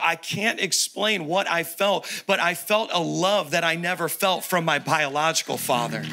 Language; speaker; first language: English; native; English